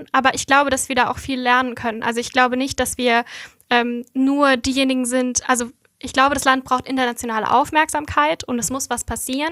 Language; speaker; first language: German; native; German